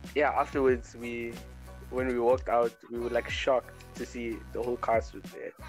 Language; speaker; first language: English; native; English